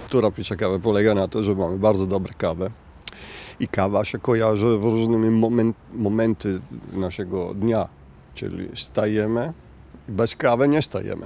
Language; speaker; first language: Polish; non-native, learner; Italian